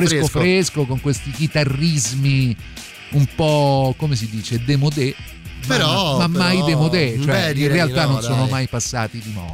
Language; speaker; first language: Italian; native; Italian